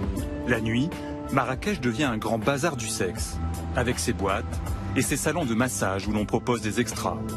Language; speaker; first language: French; native; French